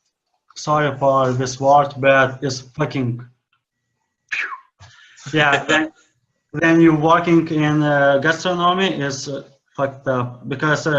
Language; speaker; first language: English; non-native, learner; Lithuanian